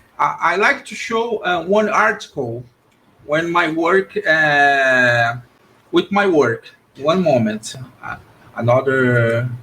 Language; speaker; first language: English; non-native, learner; Portuguese